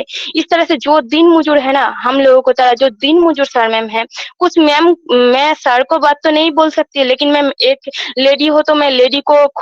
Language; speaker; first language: Hindi; non-native, local second language; Bangla